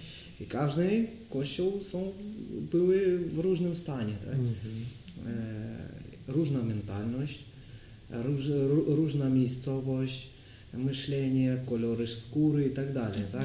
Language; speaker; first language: Polish; non-native, learner; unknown